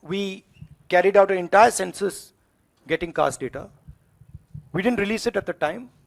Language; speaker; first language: English; non-native, local second language; Hindi